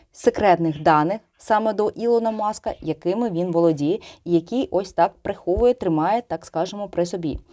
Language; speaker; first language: Ukrainian; non-native, local second language; Russian